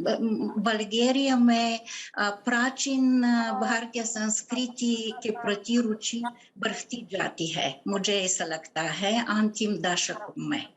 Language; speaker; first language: Hindi; non-native, fluent; Bulgarian